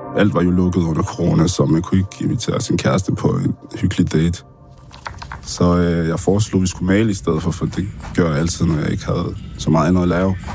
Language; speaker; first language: Danish; early bilingual, other home language; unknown